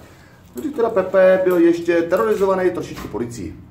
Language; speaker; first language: Czech; native; Czech